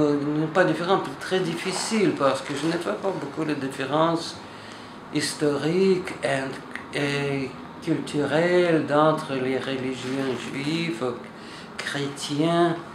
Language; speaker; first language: French; non-native, fluent; Russian